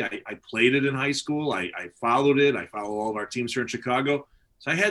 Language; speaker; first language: English; native; English